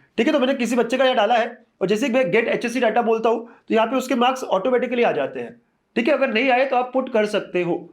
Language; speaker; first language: Hindi; native; Hindi